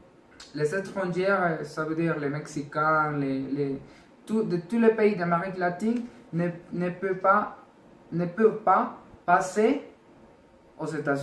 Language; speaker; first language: French; non-native, learner; Spanish